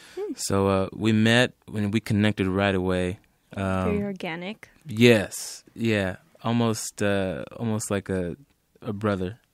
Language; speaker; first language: English; native; English